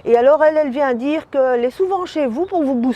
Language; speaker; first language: French; native; French